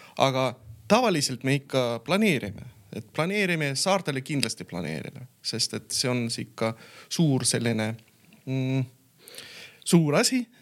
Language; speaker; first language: Estonian; non-native, local second language; Russian